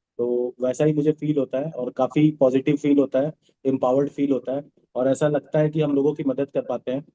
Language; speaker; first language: Hindi; non-native, local second language; Bhojpuri